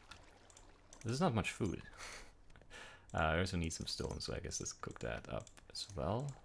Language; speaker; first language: English; native; English